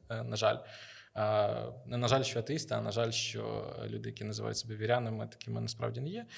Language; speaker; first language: Ukrainian; native; Ukrainian